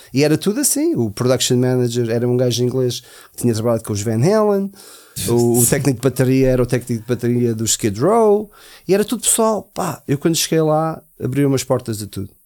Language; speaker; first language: Portuguese; early bilingual, heritage; Portuguese